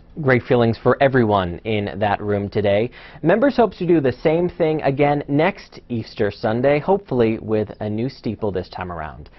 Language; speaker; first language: English; native; English